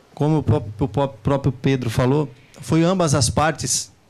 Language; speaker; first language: Portuguese; native; Portuguese